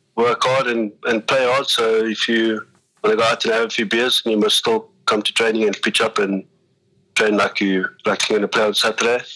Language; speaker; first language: English; native; English